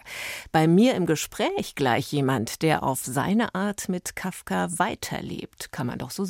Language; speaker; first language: German; native; German